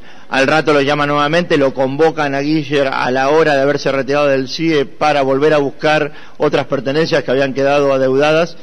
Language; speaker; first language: Spanish; native; Spanish